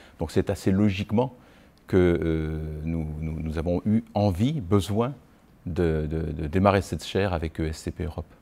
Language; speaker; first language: French; native; French